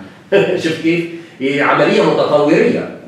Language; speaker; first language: Arabic; native; Arabic